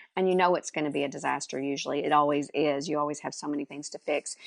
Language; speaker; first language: English; native; English